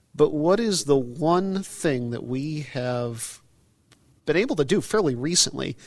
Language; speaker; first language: English; native; English